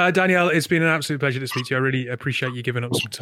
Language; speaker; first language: English; native; English